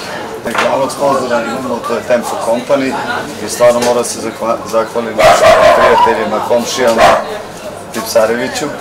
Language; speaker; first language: Serbian; native; Serbian